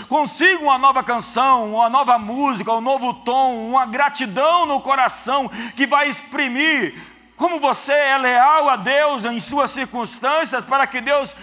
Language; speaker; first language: Portuguese; native; Portuguese